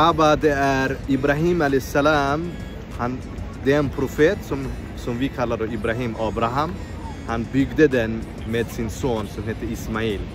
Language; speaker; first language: Swedish; non-native, fluent; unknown